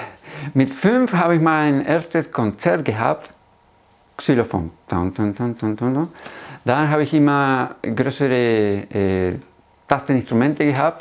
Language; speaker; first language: German; non-native, fluent; Spanish